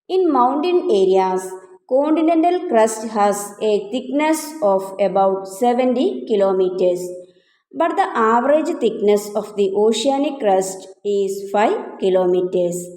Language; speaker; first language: English; non-native, local second language; Malayalam